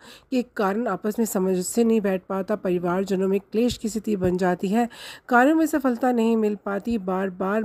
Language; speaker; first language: Hindi; native; Hindi